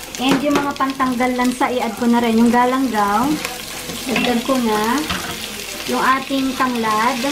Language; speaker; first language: Filipino; non-native, local second language; Iloko